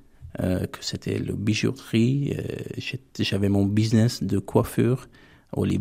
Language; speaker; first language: French; non-native, fluent; Armenian